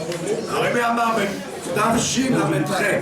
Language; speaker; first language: Hebrew; non-native, fluent; French